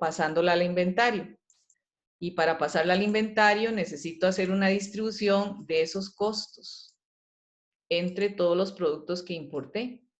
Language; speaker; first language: Spanish; native; Spanish